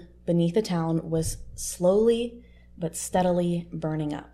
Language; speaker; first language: English; native; English